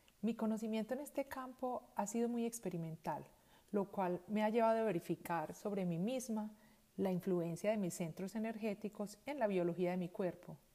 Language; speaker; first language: Spanish; native; Spanish